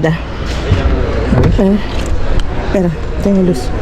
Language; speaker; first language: Spanish; non-native, fluent; Filipino